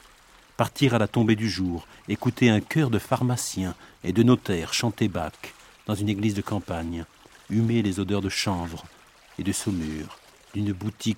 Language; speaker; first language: French; native; French